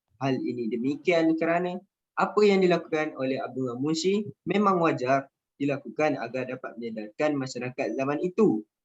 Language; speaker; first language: Malay; native; Malay